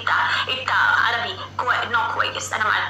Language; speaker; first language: Arabic; non-native, learner; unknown